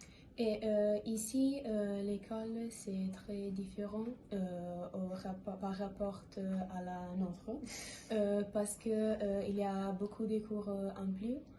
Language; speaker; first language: French; non-native, learner; Italian